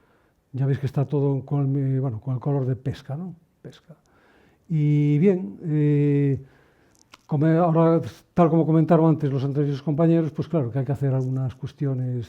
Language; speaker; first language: Spanish; native; Spanish